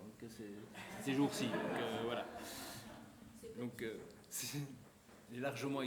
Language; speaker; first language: French; native; French